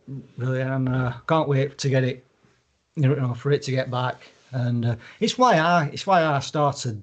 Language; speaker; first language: English; native; English